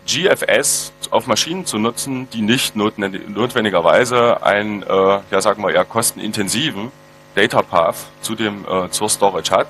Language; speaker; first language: German; native; German